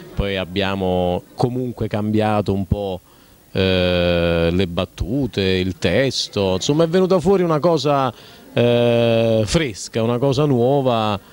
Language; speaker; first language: Italian; native; Italian